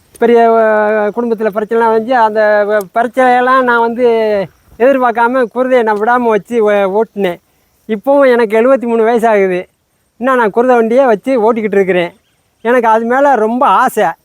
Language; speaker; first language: Tamil; native; Tamil